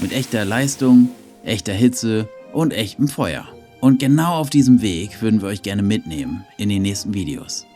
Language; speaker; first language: German; native; German